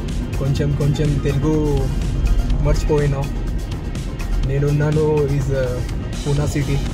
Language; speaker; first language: Telugu; non-native, local second language; Kannada